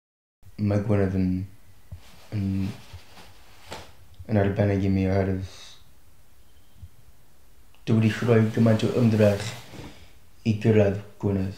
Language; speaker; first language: Welsh; non-native, fluent; English